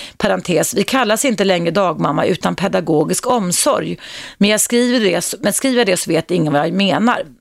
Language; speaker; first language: Swedish; native; Swedish